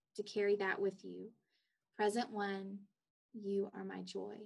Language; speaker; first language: English; native; English